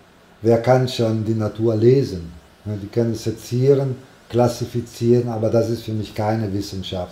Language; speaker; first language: German; non-native, fluent; Italian